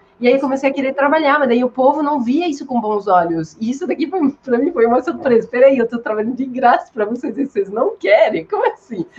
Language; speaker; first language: Portuguese; non-native, fluent; French